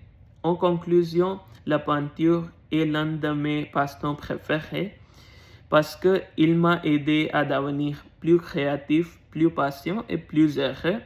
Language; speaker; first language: French; non-native, learner; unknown